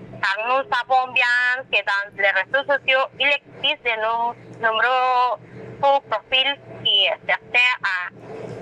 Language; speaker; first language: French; non-native, learner; Spanish